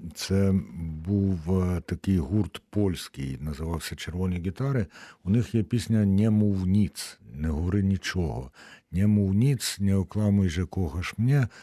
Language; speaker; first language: Ukrainian; native; Ukrainian